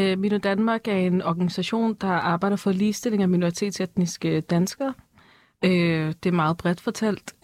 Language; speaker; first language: Danish; early bilingual, other home language; Persian